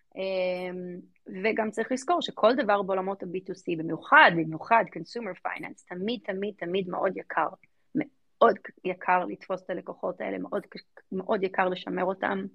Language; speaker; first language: Hebrew; early bilingual, other home language; English